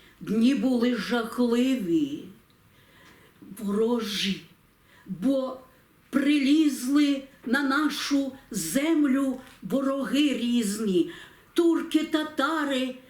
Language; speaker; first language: Ukrainian; native; Ukrainian